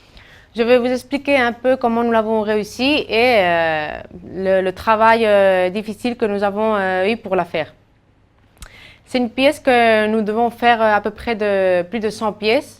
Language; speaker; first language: French; non-native, fluent; Spanish